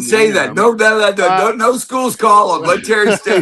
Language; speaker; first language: English; native; English